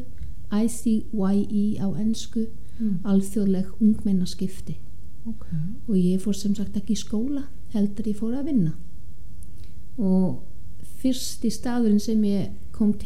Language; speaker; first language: Icelandic; non-native, fluent; German